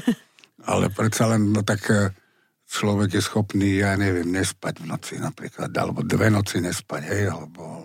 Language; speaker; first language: Slovak; native; Slovak